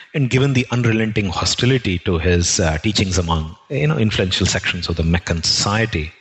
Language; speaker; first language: English; non-native, local second language; Telugu